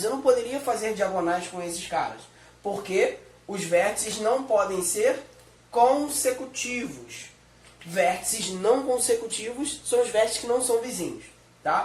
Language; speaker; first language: Portuguese; native; Portuguese